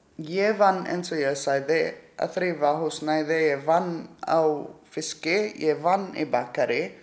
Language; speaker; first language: Icelandic; non-native, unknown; Arabic